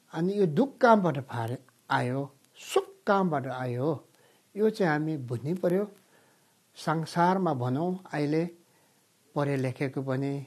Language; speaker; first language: Nepali; non-native, fluent; Tibetan